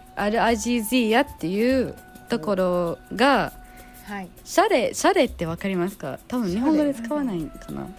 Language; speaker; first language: Japanese; non-native, fluent; Arabic